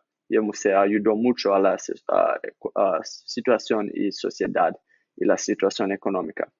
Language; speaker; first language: Spanish; non-native, learner; English